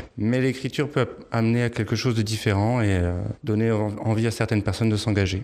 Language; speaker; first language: French; non-native, local second language; Wolof